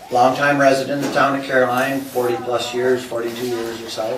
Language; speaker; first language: English; native; English